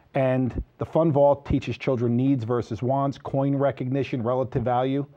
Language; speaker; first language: English; native; English